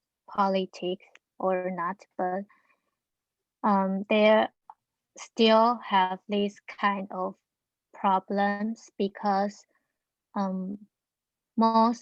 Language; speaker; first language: English; non-native, learner; Chinese